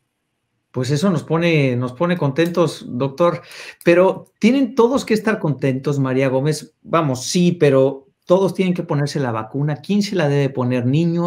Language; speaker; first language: Spanish; native; Spanish